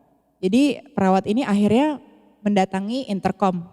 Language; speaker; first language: Indonesian; native; Indonesian